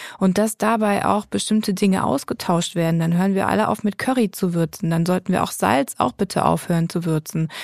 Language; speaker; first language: German; native; German